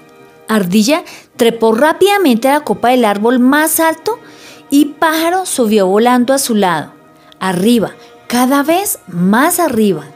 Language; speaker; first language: Spanish; native; Spanish